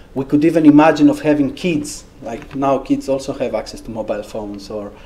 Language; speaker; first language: English; non-native, fluent; Greek